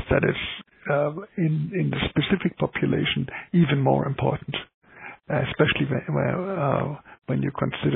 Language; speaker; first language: English; non-native, fluent; German